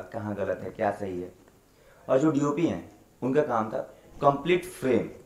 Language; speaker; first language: Hindi; native; Hindi